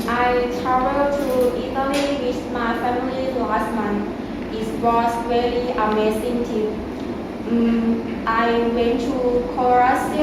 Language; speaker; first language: English; non-native, learner; Thai